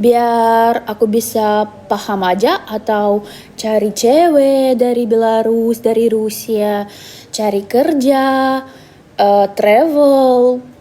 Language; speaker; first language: Indonesian; non-native, fluent; Russian